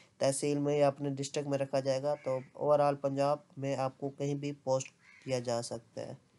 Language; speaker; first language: Urdu; non-native, local second language; Punjabi